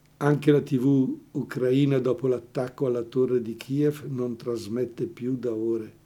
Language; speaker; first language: Italian; native; Italian